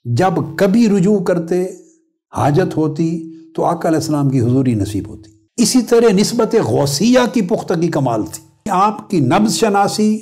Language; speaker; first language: Urdu; non-native, local second language; Punjabi